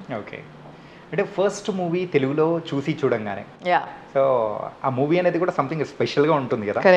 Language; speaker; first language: Telugu; native; Telugu